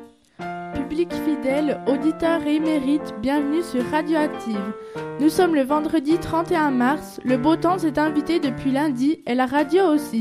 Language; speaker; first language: French; native; French